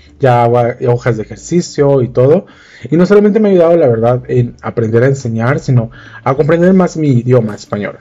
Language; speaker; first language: Spanish; native; Spanish